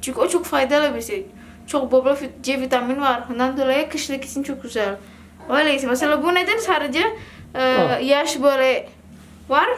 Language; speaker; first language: Turkish; non-native, learner; Indonesian